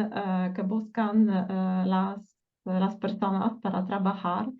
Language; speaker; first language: Spanish; non-native, fluent; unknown